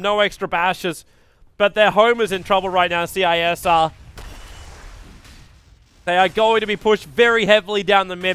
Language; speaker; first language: English; native; English